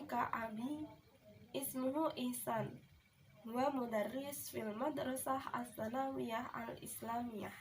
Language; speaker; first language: Arabic; non-native, learner; Indonesian